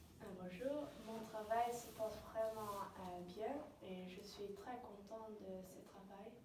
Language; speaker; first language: French; non-native, learner; Dutch